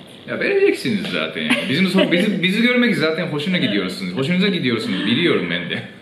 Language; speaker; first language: Turkish; non-native, fluent; Japanese